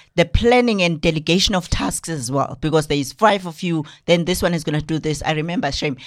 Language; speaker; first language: English; non-native, local second language; Zulu